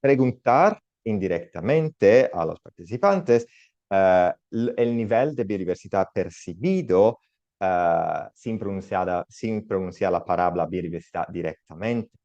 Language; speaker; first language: Spanish; non-native, learner; Italian